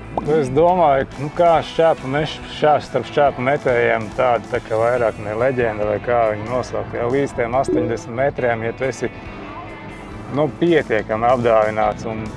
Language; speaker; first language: Latvian; native; Latvian